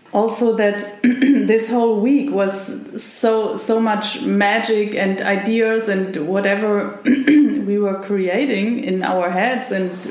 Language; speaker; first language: English; non-native, fluent; German